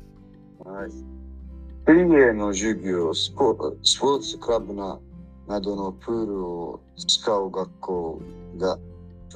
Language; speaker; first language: Japanese; non-native, learner; Arabic